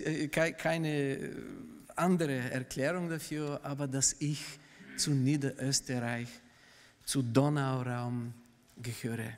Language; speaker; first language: German; non-native, fluent; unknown